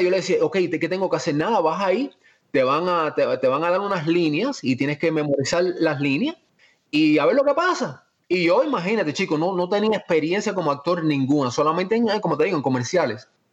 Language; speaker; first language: Spanish; early bilingual, heritage; Spanish